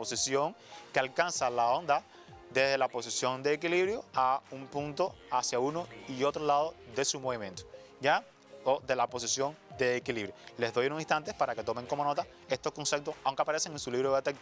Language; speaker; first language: Spanish; native; Spanish